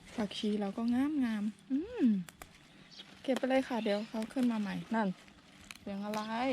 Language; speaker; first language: Thai; native; Thai